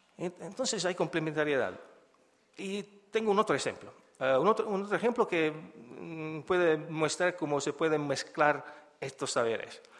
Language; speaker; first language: Spanish; non-native, fluent; Italian